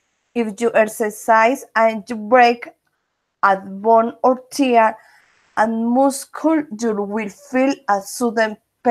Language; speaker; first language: English; non-native, learner; Spanish